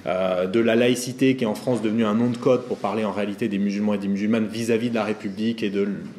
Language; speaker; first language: French; native; French